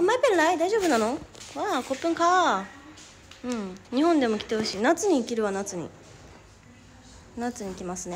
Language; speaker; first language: Japanese; native; Japanese